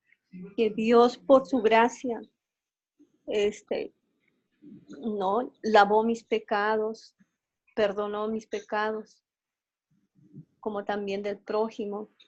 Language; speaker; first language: Spanish; native; Spanish